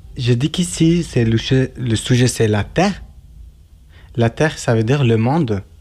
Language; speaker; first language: French; non-native, learner; Kurdish